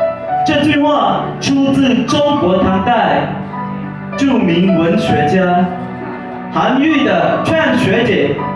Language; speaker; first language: Chinese; non-native, learner; Lao